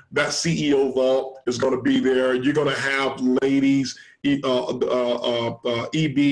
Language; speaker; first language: English; native; English